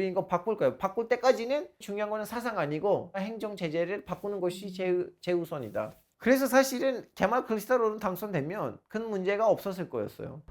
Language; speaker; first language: Korean; non-native, fluent; Turkish